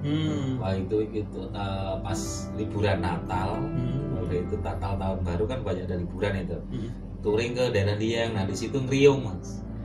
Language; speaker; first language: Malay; non-native, local second language; Javanese